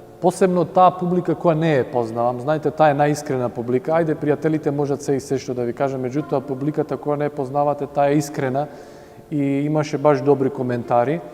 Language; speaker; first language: Macedonian; early bilingual, heritage; Macedonian